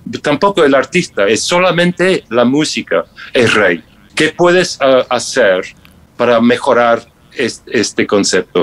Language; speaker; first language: Spanish; non-native, fluent; English